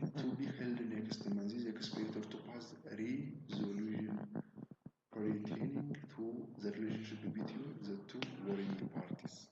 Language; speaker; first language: English; non-native, local second language; Amharic